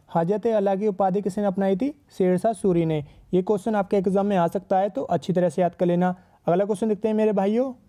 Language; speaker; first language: Hindi; native; Hindi